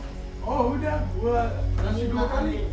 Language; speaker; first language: Indonesian; non-native, learner; Danish